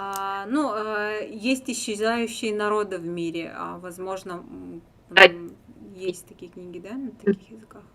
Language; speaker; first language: Russian; native; Russian